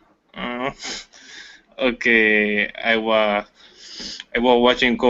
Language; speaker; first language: English; non-native, learner; Spanish